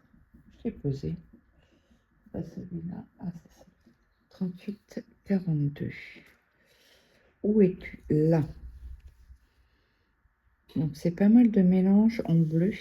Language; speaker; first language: French; native; French